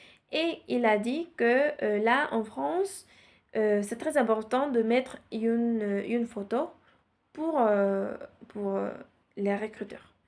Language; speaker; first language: French; non-native, learner; Spanish